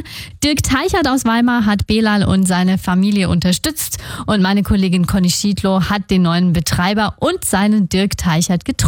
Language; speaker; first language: German; native; German